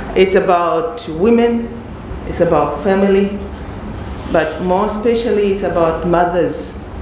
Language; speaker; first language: English; non-native, local second language; Swahili